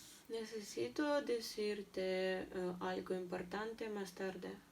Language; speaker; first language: Spanish; non-native, learner; Russian